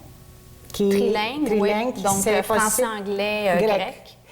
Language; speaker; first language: French; native; French